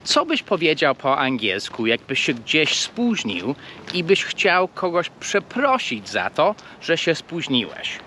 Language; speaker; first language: Polish; early bilingual, heritage; Polish